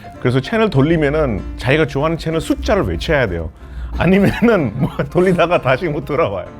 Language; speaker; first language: Korean; non-native, fluent; Hindi